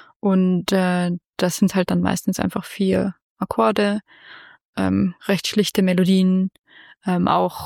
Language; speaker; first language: German; native; German